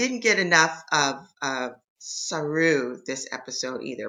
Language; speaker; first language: English; native; English